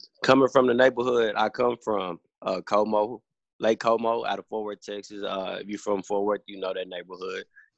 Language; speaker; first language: English; native; English